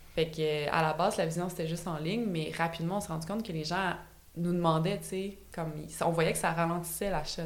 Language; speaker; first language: French; native; French